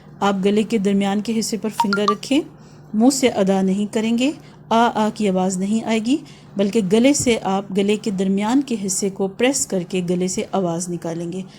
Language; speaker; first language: Urdu; native; Urdu